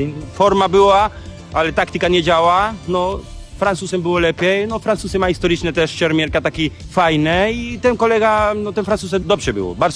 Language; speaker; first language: Polish; non-native, learner; Spanish